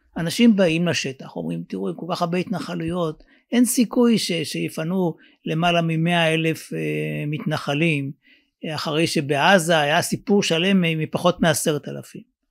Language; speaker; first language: Hebrew; native; Hebrew